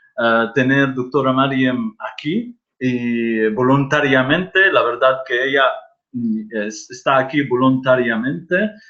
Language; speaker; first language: Spanish; non-native, fluent; Arabic